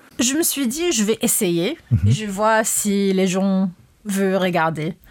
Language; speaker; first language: French; non-native, fluent; English